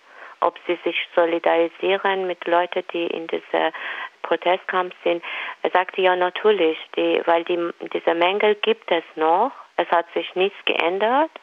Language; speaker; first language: German; non-native, fluent; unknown